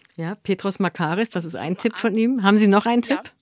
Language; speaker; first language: German; native; German